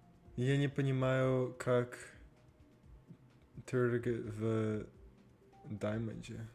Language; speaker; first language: Russian; non-native, learner; English